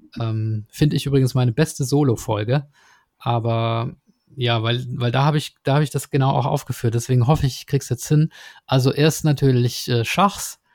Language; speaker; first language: German; native; German